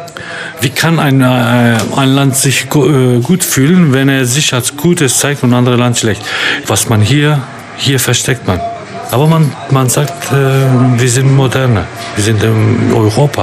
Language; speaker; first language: German; non-native, fluent; Turkish